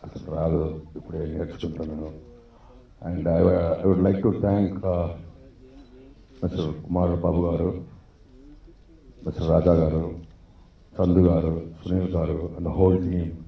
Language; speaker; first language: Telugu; non-native, learner; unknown